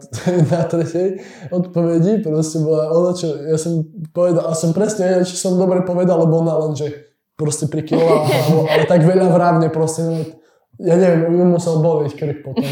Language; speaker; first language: Slovak; native; Slovak